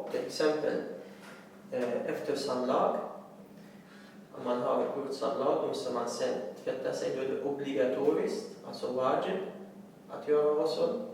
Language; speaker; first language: Swedish; non-native, fluent; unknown